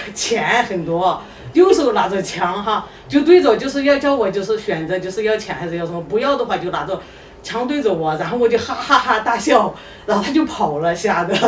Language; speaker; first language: Chinese; native; Chinese